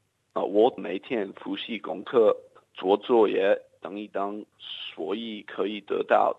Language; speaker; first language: Chinese; non-native, learner; English